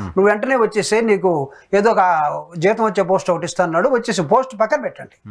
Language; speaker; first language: Telugu; native; Telugu